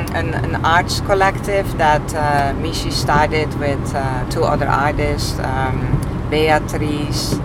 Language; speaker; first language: English; non-native, fluent; Dutch